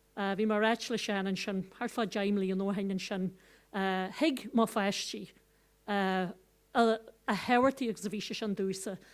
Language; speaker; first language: Irish; non-native, local second language; English